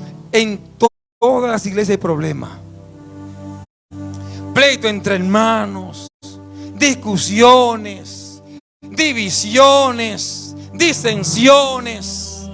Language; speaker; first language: Spanish; native; Spanish